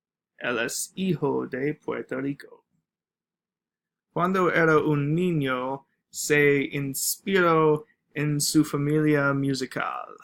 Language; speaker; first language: Spanish; non-native, learner; English